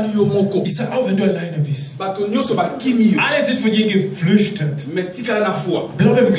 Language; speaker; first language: German; non-native, learner; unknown